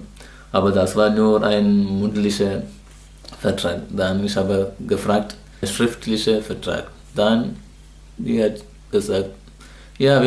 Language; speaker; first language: German; non-native, learner; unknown